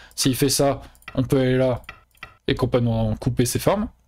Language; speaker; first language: French; native; French